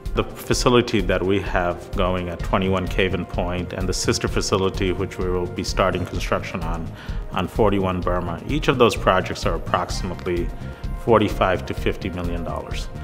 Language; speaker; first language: English; native; English